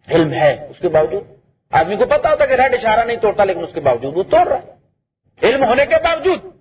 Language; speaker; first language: Urdu; non-native, local second language; Punjabi